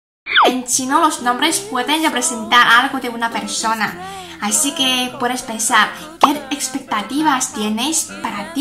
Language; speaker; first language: Spanish; non-native, fluent; Chinese